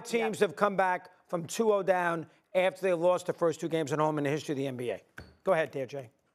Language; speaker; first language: English; native; English